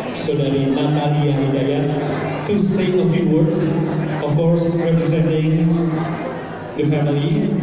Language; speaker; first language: English; non-native, fluent; Indonesian